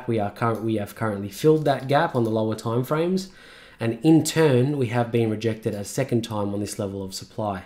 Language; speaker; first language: English; native; English